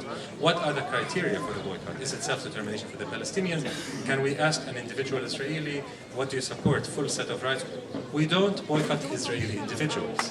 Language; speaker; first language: English; non-native, fluent; Arabic